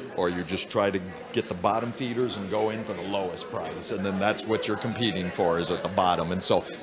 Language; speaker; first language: English; native; English